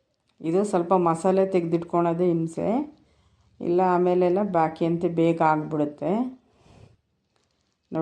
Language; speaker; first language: Kannada; native; Kannada